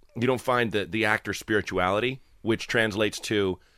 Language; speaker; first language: English; native; English